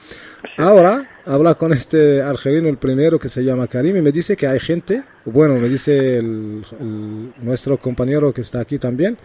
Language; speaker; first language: Spanish; non-native, learner; Arabic